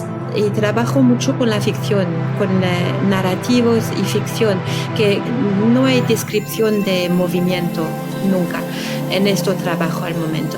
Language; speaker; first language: Spanish; non-native, fluent; French